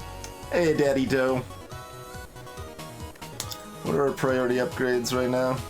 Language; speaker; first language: English; native; English